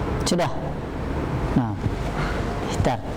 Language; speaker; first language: Indonesian; native; Indonesian